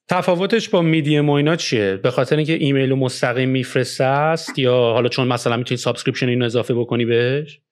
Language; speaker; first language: Persian; native; Persian